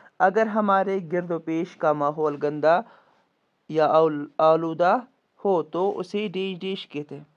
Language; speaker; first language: Urdu; non-native, local second language; Kashmiri